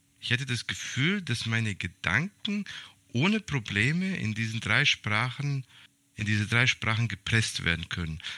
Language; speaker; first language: German; early bilingual, other home language; Serbian